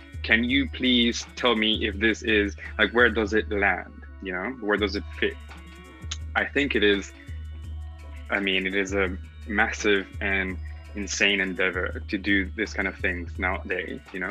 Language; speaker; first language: English; non-native, fluent; Spanish